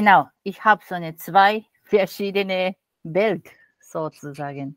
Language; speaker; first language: German; non-native, fluent; Japanese